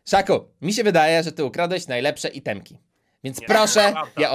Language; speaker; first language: Polish; native; Polish